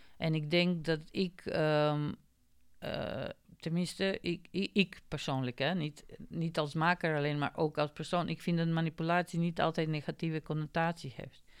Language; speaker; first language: Dutch; non-native, fluent; Macedonian